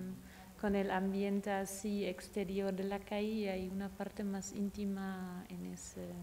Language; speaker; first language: Spanish; non-native, fluent; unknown